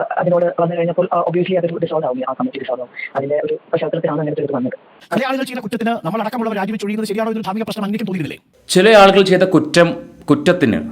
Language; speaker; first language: Malayalam; native; Malayalam